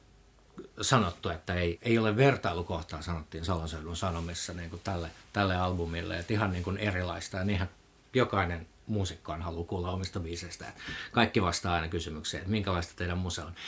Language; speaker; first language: Finnish; native; Finnish